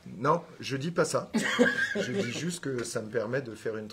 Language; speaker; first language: French; native; French